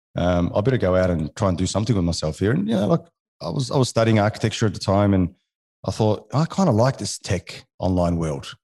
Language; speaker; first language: English; non-native, fluent; French